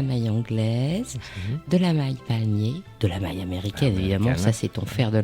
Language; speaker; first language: French; native; French